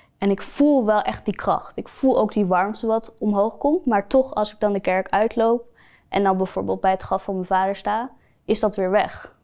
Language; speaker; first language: Dutch; early bilingual, other home language; Spanish